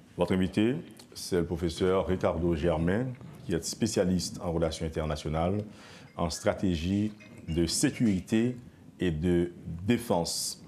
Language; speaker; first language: French; non-native, local second language; Haitian Creole